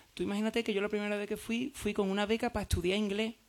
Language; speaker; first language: Spanish; native; Spanish